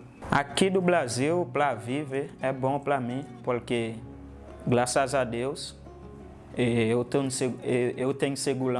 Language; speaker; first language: Portuguese; non-native, learner; Haitian Creole